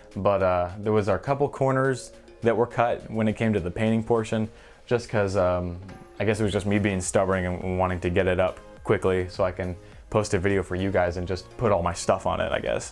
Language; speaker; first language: English; native; English